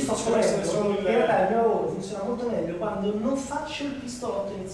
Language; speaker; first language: Italian; native; Italian